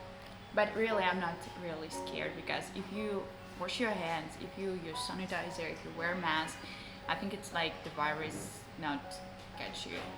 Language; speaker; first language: English; non-native, learner; Russian